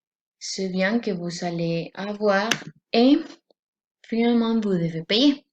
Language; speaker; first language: French; non-native, learner; Spanish